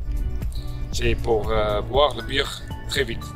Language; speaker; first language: French; non-native, learner; Afrikaans